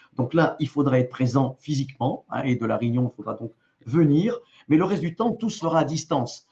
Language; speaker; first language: French; native; French